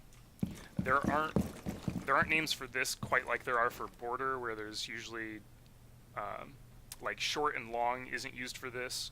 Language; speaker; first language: English; native; English